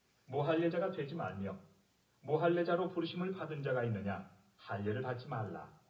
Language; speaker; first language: Korean; native; Korean